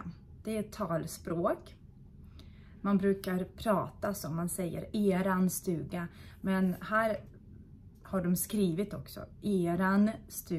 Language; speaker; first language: Swedish; non-native, fluent; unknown